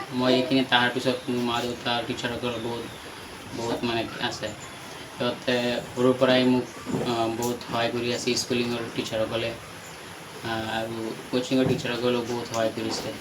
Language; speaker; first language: Assamese; non-native, local second language; Bangla